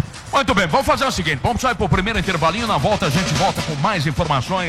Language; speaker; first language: Portuguese; native; Portuguese